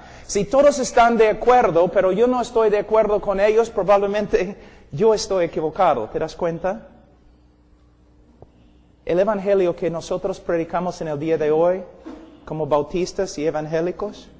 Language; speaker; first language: Spanish; non-native, fluent; English